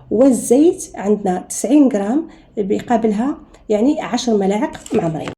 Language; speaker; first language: Arabic; native; Arabic